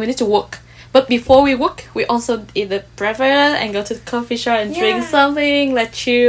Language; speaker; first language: English; non-native, learner; Vietnamese